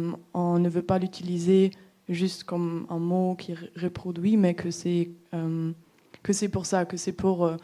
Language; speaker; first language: French; non-native, fluent; English